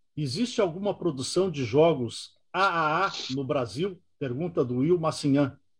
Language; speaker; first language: Portuguese; native; Portuguese